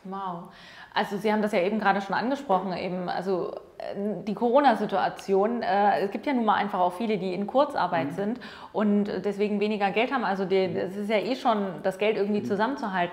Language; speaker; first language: German; native; German